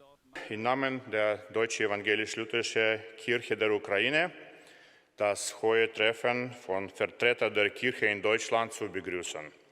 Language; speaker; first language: German; non-native, fluent; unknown